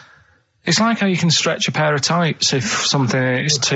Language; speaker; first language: English; native; English